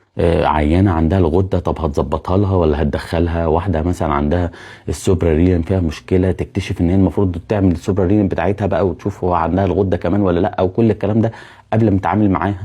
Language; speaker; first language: Arabic; native; Arabic